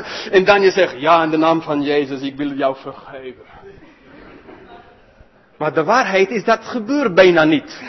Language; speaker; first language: Dutch; non-native, fluent; English